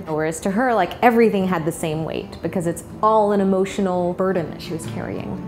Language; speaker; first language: English; native; English